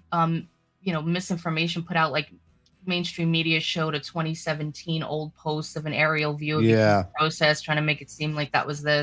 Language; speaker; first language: English; native; English